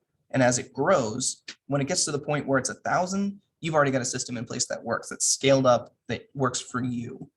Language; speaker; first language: English; native; English